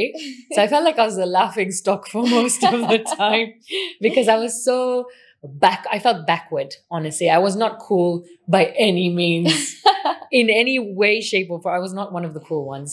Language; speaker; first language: English; non-native, local second language; Swahili